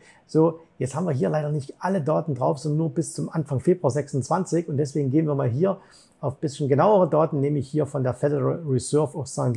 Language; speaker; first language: German; native; German